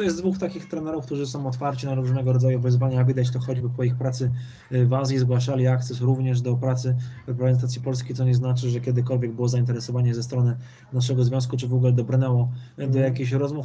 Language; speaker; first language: Polish; native; Polish